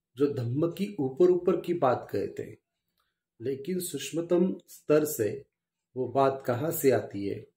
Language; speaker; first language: Hindi; non-native, local second language; Marathi